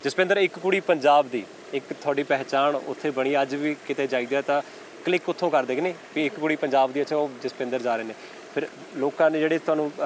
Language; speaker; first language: Punjabi; native; Punjabi